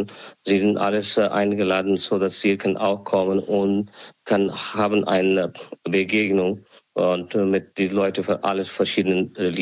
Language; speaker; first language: German; non-native, learner; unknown